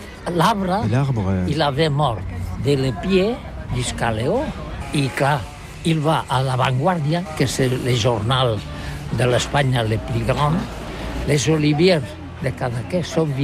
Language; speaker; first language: French; non-native, learner; Catalan